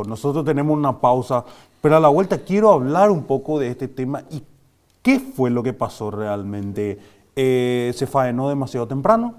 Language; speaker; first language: Spanish; native; Spanish